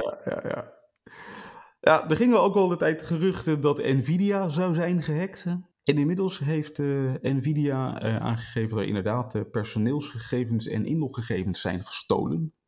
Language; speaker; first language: Dutch; native; Dutch